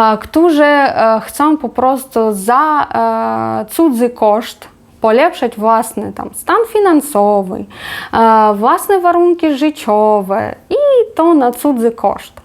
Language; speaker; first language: Polish; non-native, fluent; Ukrainian